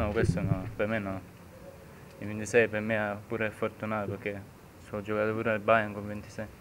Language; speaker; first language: Italian; early bilingual, heritage; German